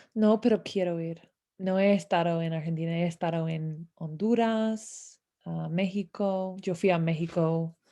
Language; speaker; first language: Spanish; non-native, fluent; English